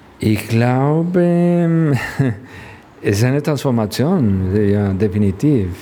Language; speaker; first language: German; non-native, fluent; Spanish